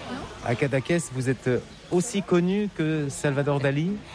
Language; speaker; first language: French; native; French